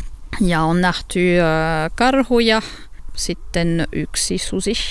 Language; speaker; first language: Finnish; non-native, learner; French